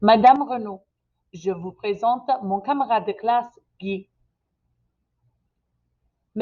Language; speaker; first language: French; non-native, fluent; English